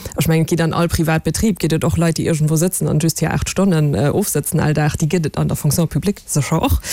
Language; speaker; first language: Luxembourgish; native; Luxembourgish